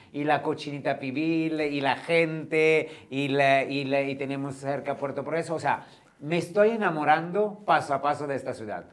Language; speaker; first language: Spanish; non-native, fluent; Italian